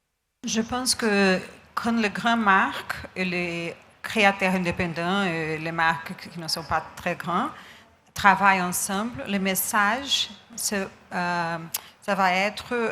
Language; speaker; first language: French; non-native, learner; Portuguese